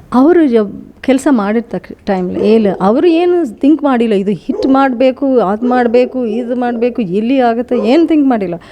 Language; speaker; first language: Kannada; non-native, fluent; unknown